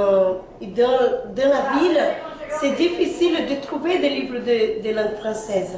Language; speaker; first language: French; non-native, fluent; Portuguese